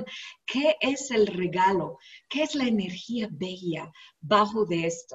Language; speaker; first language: Spanish; non-native, learner; English